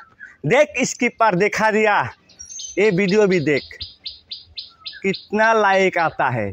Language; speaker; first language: Hindi; non-native, local second language; Bangla